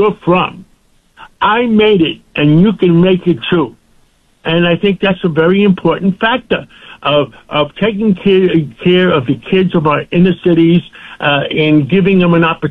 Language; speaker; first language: English; non-native, local second language; Greek